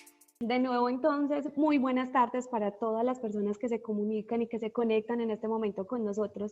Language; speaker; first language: Spanish; native; Spanish